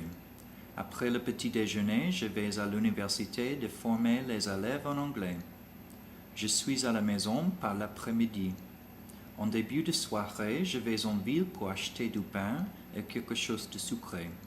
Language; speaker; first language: French; non-native, learner; English